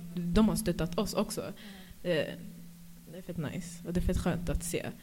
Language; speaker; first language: Swedish; early bilingual, other home language; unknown